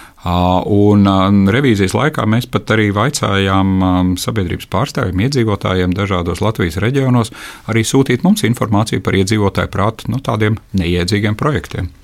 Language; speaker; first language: Latvian; native; Latvian